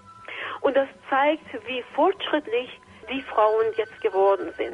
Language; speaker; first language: German; non-native, fluent; Persian